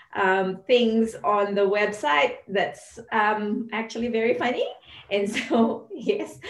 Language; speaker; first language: English; non-native, local second language; Filipino